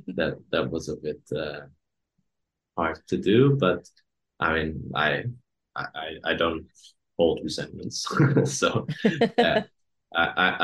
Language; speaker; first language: English; non-native, fluent; Hungarian